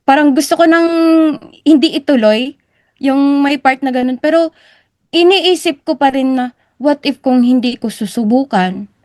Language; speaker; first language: Filipino; native; Filipino